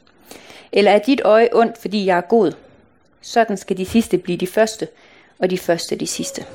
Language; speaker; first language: Danish; native; Danish